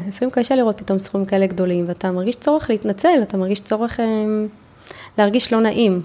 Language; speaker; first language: Hebrew; native; Hebrew